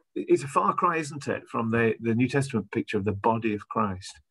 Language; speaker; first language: English; native; English